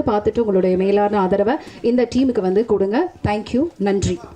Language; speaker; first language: Tamil; native; Tamil